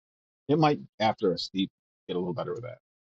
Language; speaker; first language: English; native; English